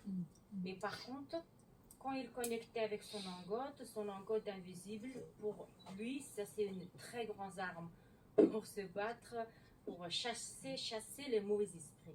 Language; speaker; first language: French; non-native, learner; Mongolian